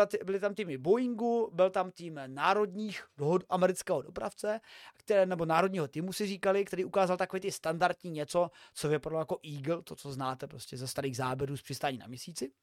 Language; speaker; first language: Czech; native; Czech